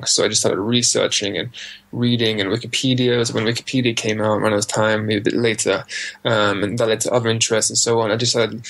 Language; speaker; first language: English; native; English